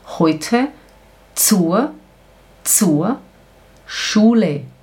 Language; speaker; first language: German; non-native, fluent; Portuguese